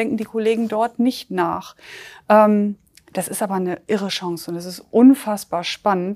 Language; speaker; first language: German; native; German